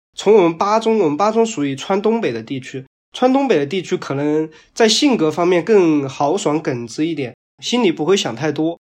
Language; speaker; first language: Chinese; native; Chinese